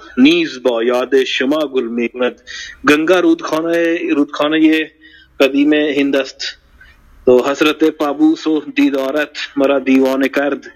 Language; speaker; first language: Persian; non-native, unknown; Hindi